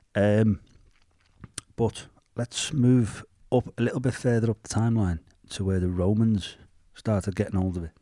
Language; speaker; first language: English; native; English